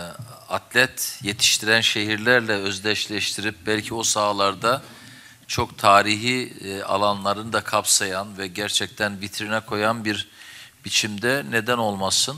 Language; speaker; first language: Turkish; native; Turkish